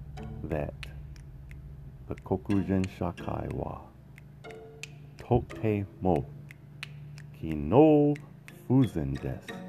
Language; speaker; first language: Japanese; non-native, learner; English